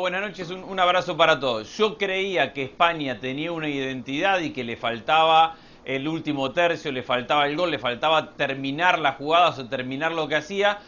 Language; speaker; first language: Spanish; native; Spanish